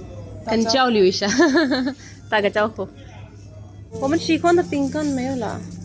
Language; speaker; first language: Chinese; non-native, fluent; Urdu